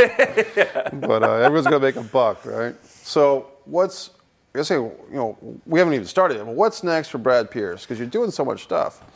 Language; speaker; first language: English; native; English